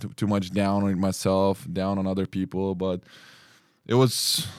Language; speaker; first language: English; early bilingual, other home language; Lithuanian